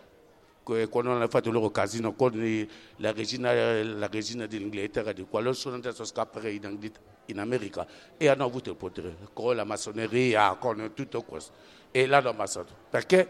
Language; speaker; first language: Italian; non-native, fluent; French